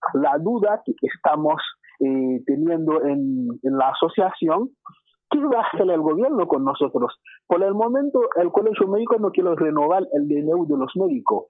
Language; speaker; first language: Spanish; non-native, fluent; Haitian Creole